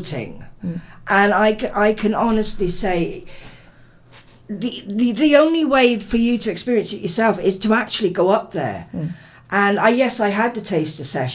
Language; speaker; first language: English; native; English